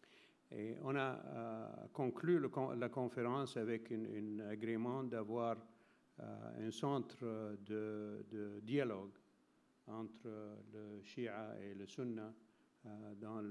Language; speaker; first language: French; non-native, fluent; Arabic